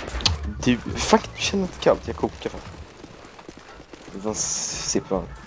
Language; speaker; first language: Swedish; native; Swedish